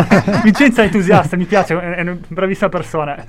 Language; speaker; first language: Italian; native; Italian